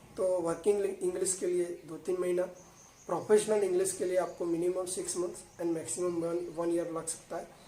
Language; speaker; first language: Hindi; non-native, local second language; Gujarati